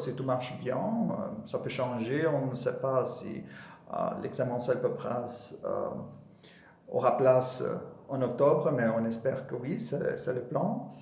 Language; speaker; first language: French; non-native, fluent; Portuguese